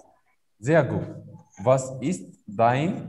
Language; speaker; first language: German; non-native, fluent; Arabic